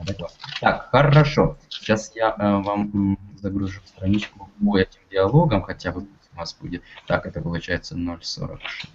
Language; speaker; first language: Russian; native; Russian